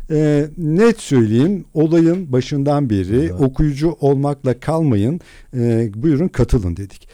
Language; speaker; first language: Turkish; non-native, local second language; Adyghe